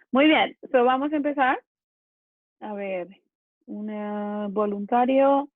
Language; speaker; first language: Spanish; early bilingual, other home language; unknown